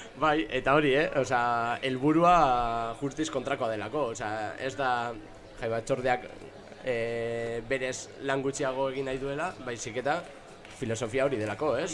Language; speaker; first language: Basque; non-native, local second language; Spanish